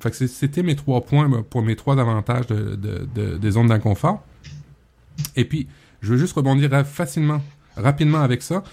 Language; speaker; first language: French; native; French